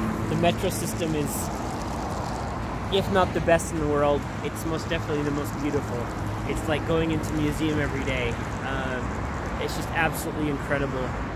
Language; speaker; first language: English; native; English